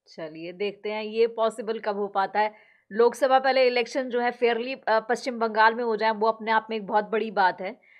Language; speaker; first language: Hindi; native; Hindi